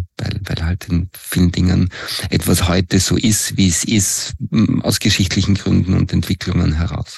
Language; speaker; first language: German; native; German